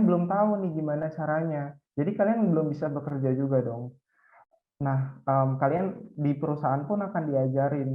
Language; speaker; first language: Indonesian; native; Indonesian